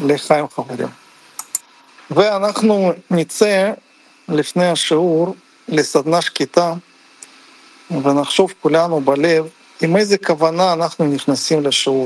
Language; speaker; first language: Hebrew; non-native, fluent; French